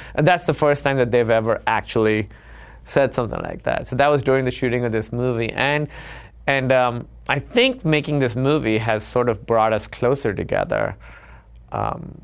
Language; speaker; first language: English; non-native, local second language; Urdu